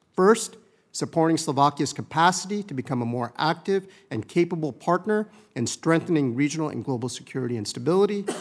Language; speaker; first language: English; early bilingual, other home language; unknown